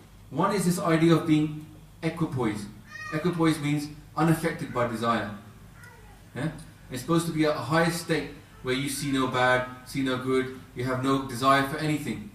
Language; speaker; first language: English; native; English